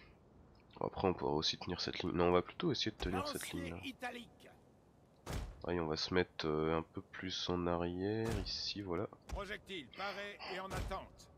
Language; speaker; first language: French; native; French